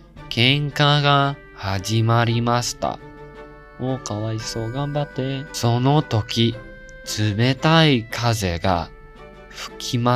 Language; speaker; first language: Japanese; non-native, learner; English